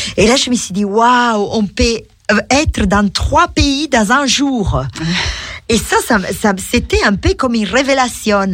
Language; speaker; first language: French; non-native, fluent; Italian